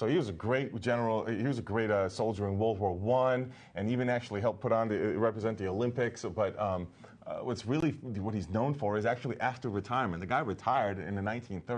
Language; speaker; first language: English; native; English